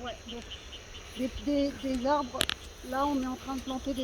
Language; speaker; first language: French; native; French